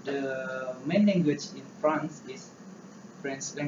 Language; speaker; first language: English; non-native, learner; Malay